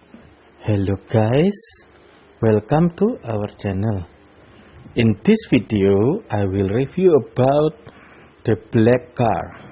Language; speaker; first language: English; non-native, learner; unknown